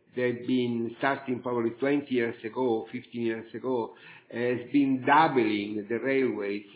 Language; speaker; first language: English; non-native, fluent; Italian